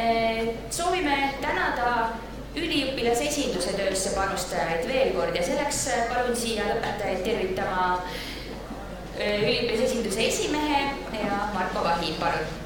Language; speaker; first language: Estonian; native; Estonian